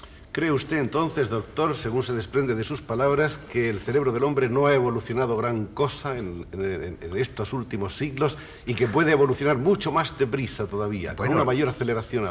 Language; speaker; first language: Spanish; native; Spanish